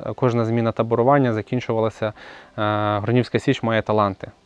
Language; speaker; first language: Ukrainian; native; Ukrainian